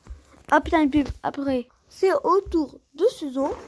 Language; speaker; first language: French; native; French